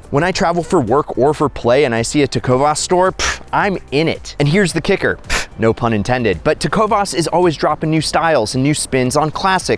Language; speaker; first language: English; native; English